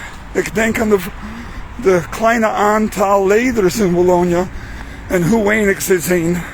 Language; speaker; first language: Dutch; non-native, fluent; English